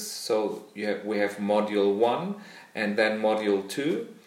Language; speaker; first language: English; non-native, fluent; German